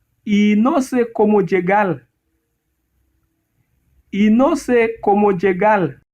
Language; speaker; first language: Spanish; non-native, learner; Haitian Creole